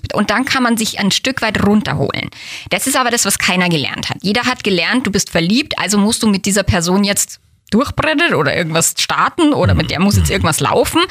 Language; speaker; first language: German; native; German